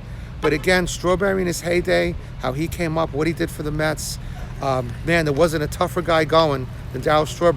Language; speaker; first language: English; native; English